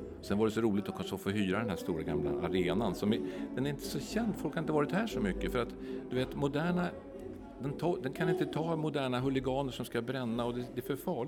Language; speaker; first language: Swedish; native; Swedish